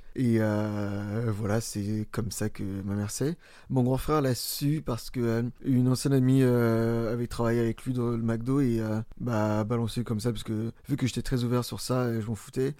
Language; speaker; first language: French; early bilingual, other home language; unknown